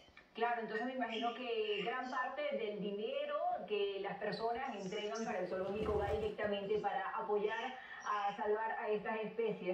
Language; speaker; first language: Spanish; native; Spanish